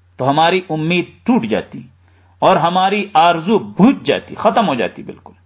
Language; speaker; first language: Urdu; native; Urdu